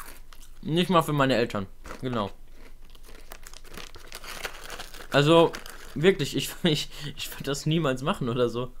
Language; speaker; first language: German; native; German